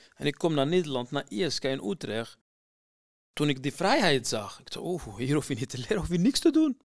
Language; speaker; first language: Dutch; non-native, fluent; Arabic